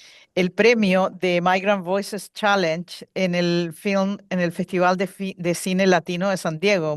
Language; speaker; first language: Spanish; native; Spanish